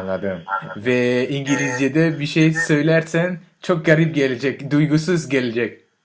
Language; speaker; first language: Turkish; non-native, learner; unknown